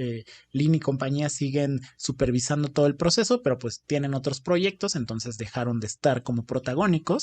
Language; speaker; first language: Spanish; native; Spanish